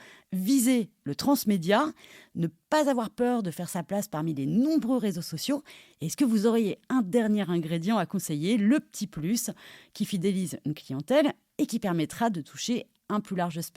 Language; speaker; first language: French; native; French